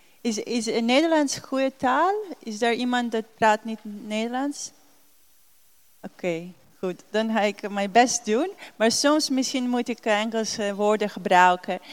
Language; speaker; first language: Dutch; non-native, learner; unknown